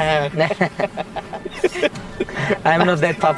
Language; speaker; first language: English; non-native, learner; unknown